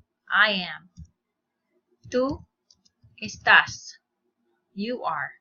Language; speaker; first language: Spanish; non-native, fluent; English